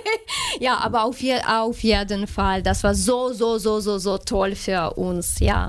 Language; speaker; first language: German; non-native, fluent; Ukrainian